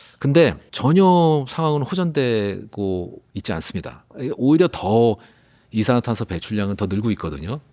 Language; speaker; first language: Korean; native; Korean